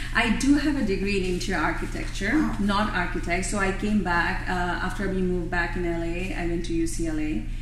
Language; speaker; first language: English; non-native, local second language; Bangla